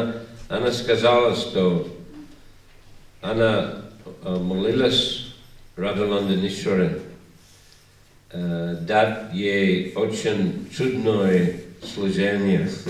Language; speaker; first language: Russian; non-native, learner; English